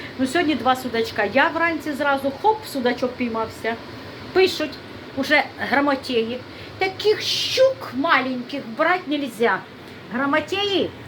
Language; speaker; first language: Ukrainian; native; Ukrainian